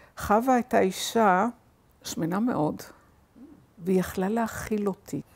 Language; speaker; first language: Hebrew; early bilingual, other home language; German